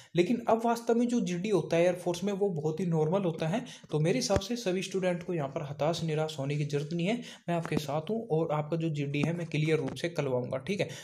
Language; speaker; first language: Hindi; native; Hindi